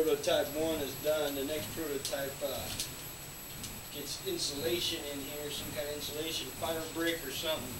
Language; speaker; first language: English; native; English